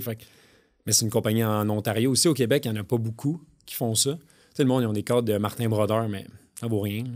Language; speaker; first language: French; native; French